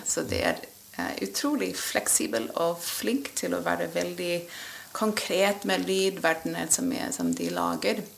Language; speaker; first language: Norwegian; non-native, fluent; English